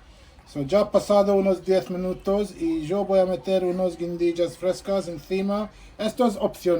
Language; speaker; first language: Spanish; non-native, fluent; Bangla